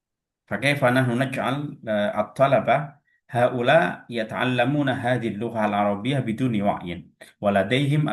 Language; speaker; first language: Arabic; non-native, fluent; Indonesian